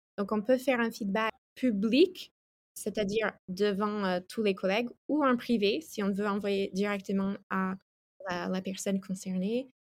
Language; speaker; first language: French; non-native, fluent; English